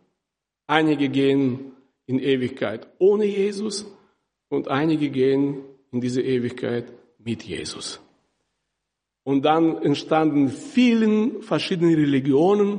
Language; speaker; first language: German; non-native, fluent; Russian